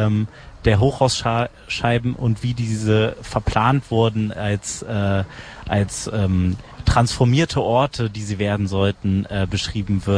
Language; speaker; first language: German; native; German